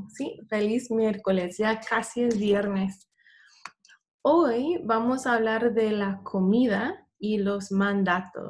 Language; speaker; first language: Spanish; non-native, fluent; English